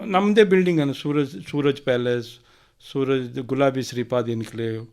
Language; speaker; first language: Kannada; native; Kannada